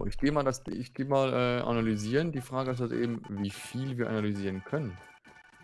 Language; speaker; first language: German; native; German